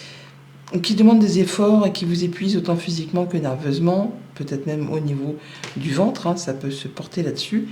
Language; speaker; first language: French; native; French